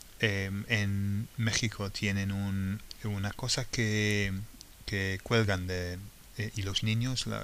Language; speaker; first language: Spanish; non-native, fluent; English